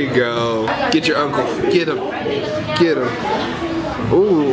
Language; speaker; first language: English; native; English